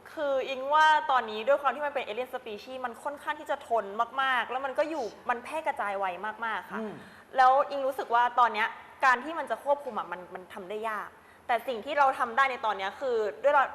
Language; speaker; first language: Thai; native; Thai